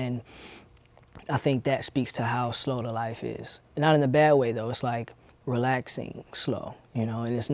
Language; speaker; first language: English; native; English